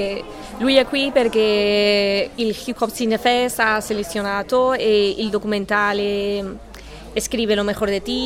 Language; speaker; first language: Italian; non-native, learner; Spanish